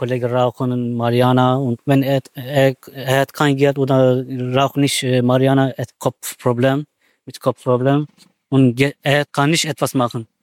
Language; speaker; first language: German; non-native, learner; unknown